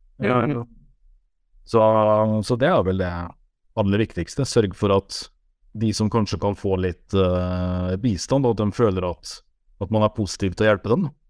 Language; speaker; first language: Norwegian; native; Norwegian